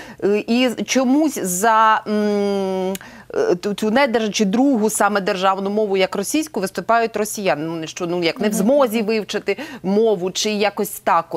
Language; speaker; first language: Ukrainian; native; Ukrainian